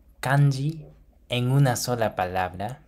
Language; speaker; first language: Spanish; non-native, fluent; Japanese